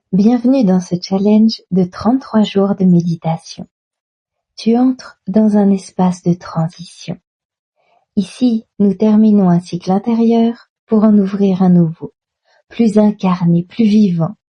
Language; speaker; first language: French; native; French